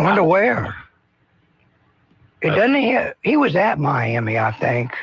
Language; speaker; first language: English; native; English